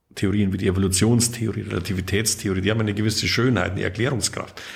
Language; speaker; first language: German; native; German